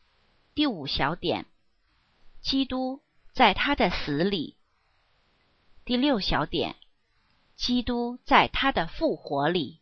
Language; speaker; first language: Chinese; native; Chinese